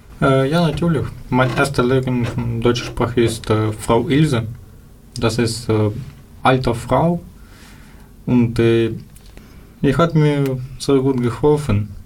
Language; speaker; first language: German; non-native, learner; Ukrainian